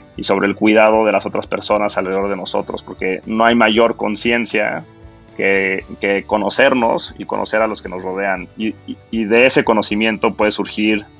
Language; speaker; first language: Spanish; native; Spanish